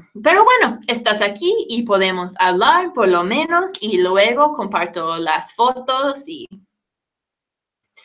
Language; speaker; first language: Spanish; non-native, fluent; English